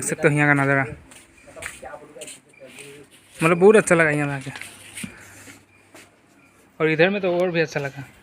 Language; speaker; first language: Hindi; non-native, local second language; Assamese